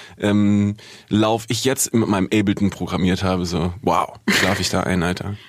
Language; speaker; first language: German; native; German